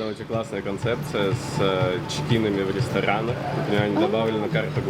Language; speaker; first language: Russian; native; Russian